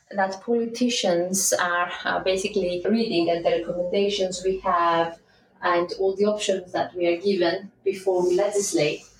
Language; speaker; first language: English; non-native, fluent; Greek